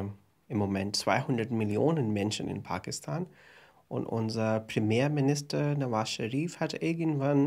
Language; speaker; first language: German; non-native, fluent; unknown